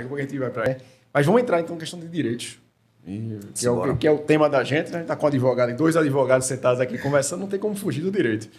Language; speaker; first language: Portuguese; native; Portuguese